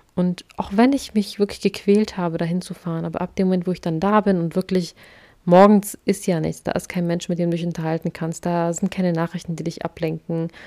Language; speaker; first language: German; early bilingual, other home language; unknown